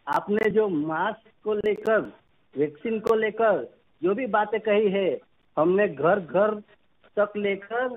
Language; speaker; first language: Hindi; non-native, local second language; Gujarati